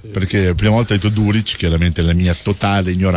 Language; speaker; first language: Italian; native; Italian